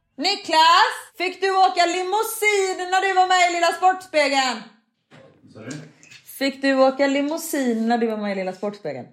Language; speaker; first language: Swedish; native; Swedish